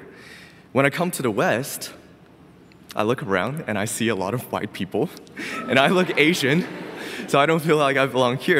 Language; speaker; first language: English; non-native, fluent; Chinese